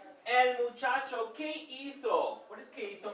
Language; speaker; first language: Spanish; non-native, fluent; English